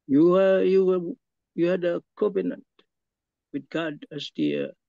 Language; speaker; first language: English; non-native, local second language; Filipino